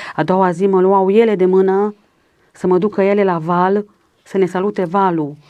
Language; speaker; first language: Romanian; native; Romanian